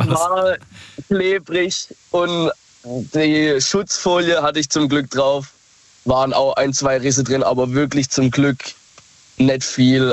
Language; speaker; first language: German; native; German